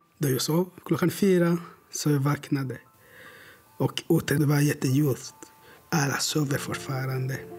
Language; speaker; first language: Swedish; non-native, learner; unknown